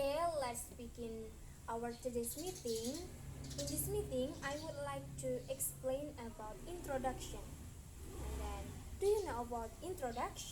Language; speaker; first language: English; non-native, learner; Indonesian